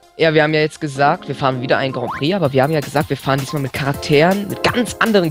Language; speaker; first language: German; native; German